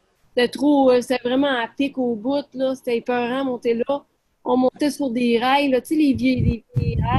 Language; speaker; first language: French; native; French